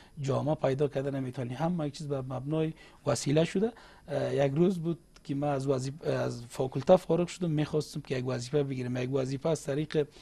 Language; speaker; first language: Persian; non-native, local second language; Uzbek